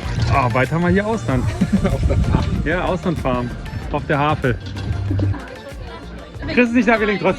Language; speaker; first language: German; native; German